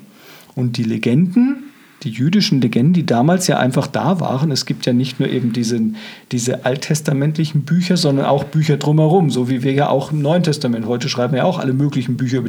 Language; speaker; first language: German; native; German